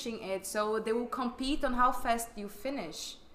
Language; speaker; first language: English; non-native, fluent; Portuguese